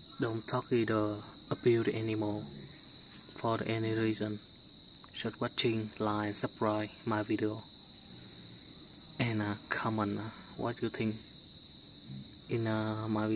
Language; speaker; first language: English; non-native, learner; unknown